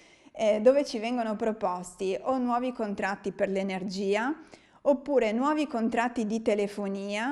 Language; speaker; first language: Italian; native; Italian